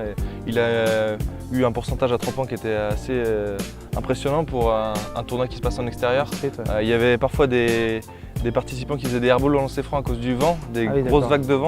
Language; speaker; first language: French; native; French